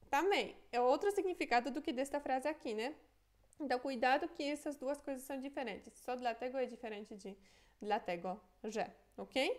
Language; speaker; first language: Portuguese; non-native, fluent; Polish